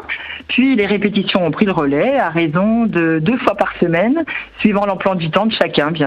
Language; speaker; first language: French; native; French